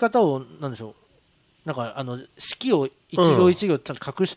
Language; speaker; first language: Japanese; native; Japanese